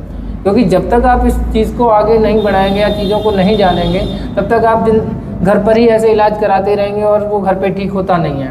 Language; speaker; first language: Hindi; native; Hindi